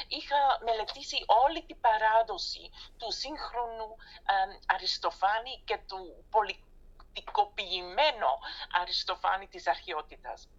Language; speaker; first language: Greek; non-native, fluent; Dutch